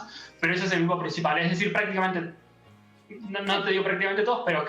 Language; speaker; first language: Spanish; native; Spanish